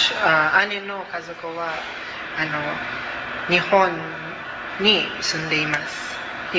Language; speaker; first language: Japanese; non-native, learner; Cebuano